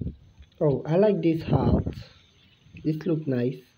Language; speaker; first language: English; non-native, fluent; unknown